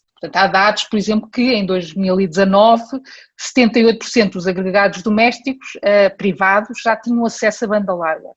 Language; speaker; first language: Portuguese; early bilingual, heritage; Portuguese